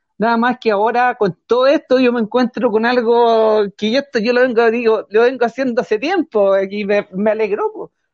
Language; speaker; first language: Spanish; native; Spanish